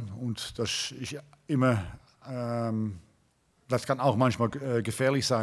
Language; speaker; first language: German; non-native, fluent; Dutch